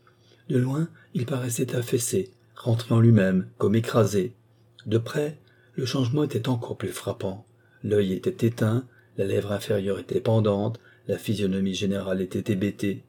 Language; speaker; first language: French; native; French